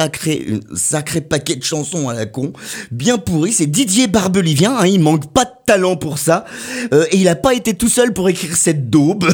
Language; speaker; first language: French; native; French